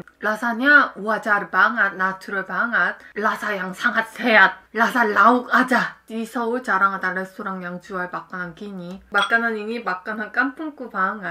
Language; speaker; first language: Indonesian; non-native, fluent; Korean